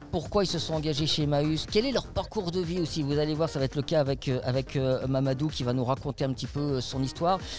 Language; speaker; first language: French; native; French